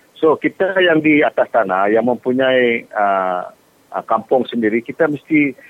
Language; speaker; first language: Malay; non-native, local second language; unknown